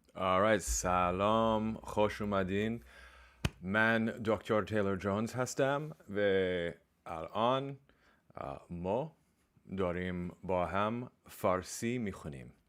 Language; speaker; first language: Persian; non-native, learner; English